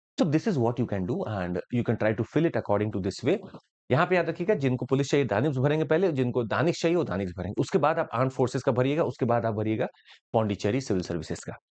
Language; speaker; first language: Hindi; native; Hindi